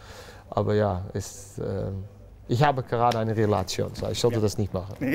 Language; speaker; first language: German; non-native, learner; Dutch